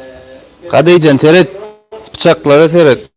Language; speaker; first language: Turkish; early bilingual, heritage; Turkmen